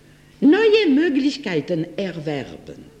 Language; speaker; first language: German; non-native, fluent; French